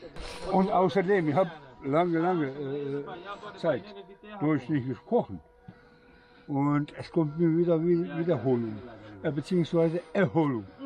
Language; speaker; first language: German; non-native, fluent; Bosnian